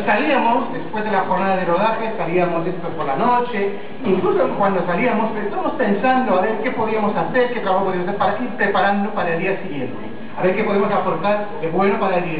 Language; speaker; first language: Spanish; native; Spanish